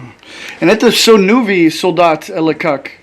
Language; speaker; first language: Russian; non-native, learner; English